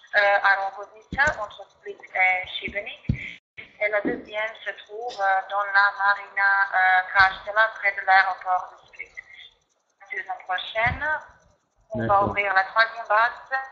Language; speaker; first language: French; non-native, fluent; Croatian